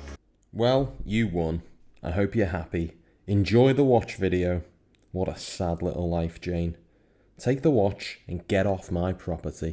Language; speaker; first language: English; native; English